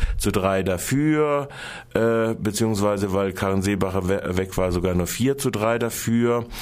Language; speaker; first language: German; native; German